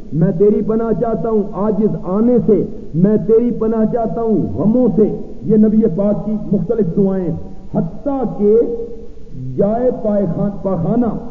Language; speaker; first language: Urdu; native; Urdu